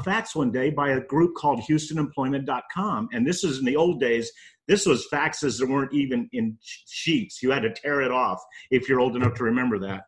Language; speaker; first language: English; native; English